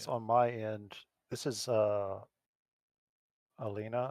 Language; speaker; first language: English; native; English